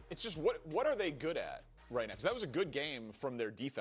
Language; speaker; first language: English; native; English